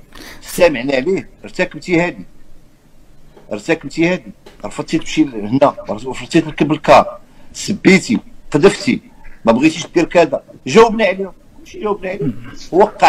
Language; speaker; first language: Arabic; native; Arabic